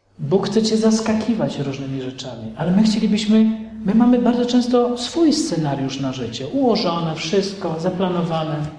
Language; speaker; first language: Polish; native; Polish